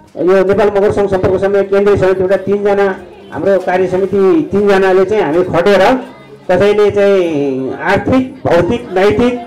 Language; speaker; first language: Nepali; non-native, local second language; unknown